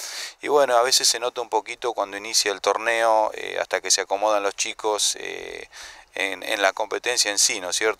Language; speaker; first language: Spanish; native; Spanish